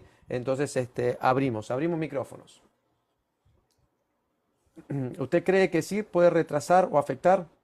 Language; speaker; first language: Spanish; native; Spanish